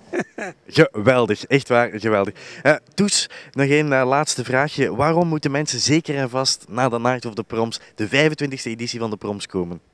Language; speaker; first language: Dutch; native; Dutch